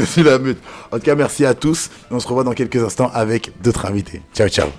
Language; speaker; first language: French; native; French